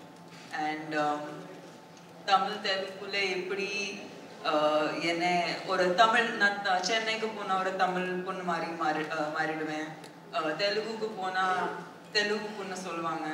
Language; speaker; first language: Tamil; non-native, fluent; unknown